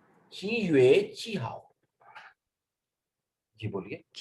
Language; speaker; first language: Chinese; non-native, learner; Urdu